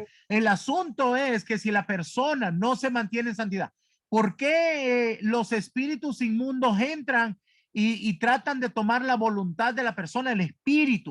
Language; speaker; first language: Spanish; native; Spanish